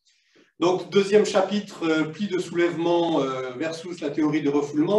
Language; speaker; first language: French; native; French